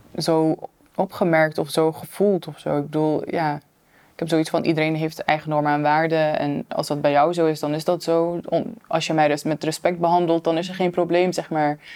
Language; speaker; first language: Dutch; early bilingual, other home language; Turkish